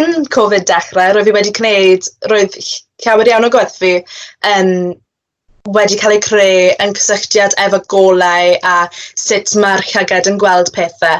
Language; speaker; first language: Welsh; non-native, local second language; English